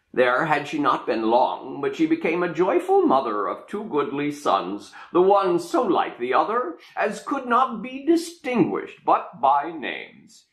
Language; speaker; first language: English; native; English